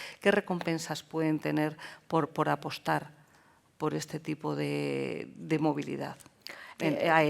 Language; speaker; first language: Spanish; native; Spanish